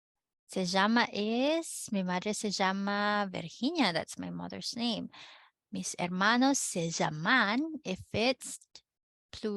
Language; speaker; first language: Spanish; non-native, fluent; Filipino